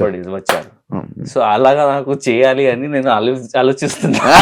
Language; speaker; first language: Telugu; non-native, learner; Hindi